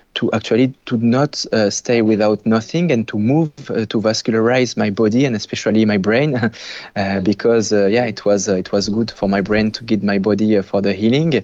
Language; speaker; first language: English; non-native, fluent; French